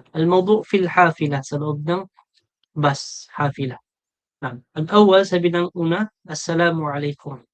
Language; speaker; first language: Arabic; non-native, fluent; Filipino